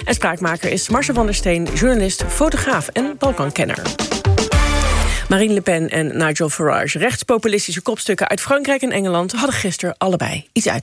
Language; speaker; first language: Dutch; native; Dutch